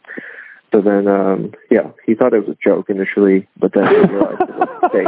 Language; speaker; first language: English; non-native, local second language; Cantonese